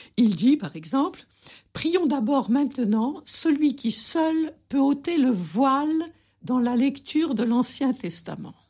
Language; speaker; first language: French; native; French